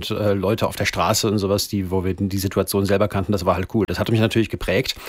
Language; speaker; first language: German; native; German